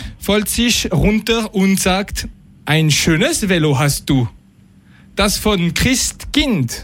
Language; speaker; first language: German; non-native, learner; French